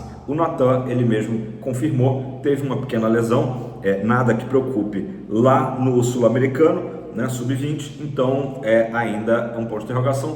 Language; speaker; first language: Portuguese; native; Portuguese